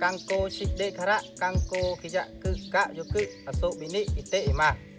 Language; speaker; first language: Japanese; non-native, learner; Khmer